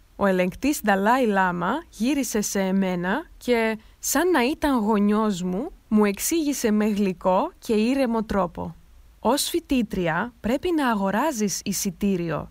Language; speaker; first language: Greek; native; Greek